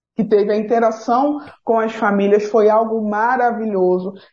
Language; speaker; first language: Portuguese; native; Portuguese